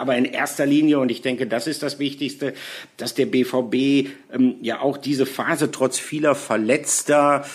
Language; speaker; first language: German; native; German